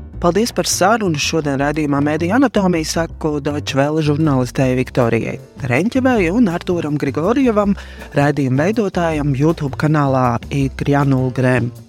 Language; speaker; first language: Latvian; native; Latvian